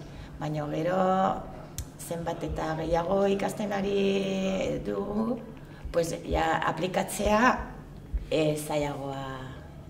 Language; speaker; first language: Basque; non-native, learner; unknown